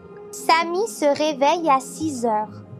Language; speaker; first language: French; non-native, local second language; Arabic